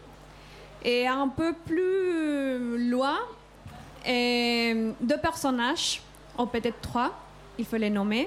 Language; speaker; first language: French; non-native, fluent; Spanish